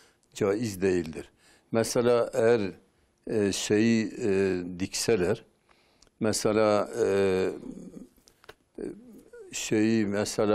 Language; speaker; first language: Turkish; non-native, local second language; Kurdish